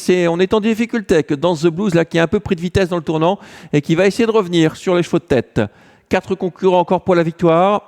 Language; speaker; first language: French; native; French